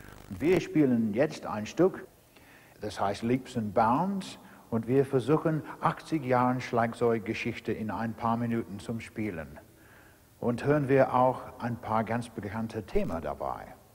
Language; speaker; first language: German; non-native, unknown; English